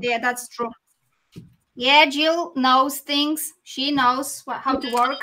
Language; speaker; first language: English; non-native, fluent; Polish